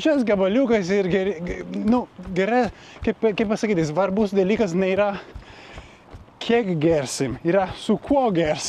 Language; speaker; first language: Lithuanian; non-native, learner; Italian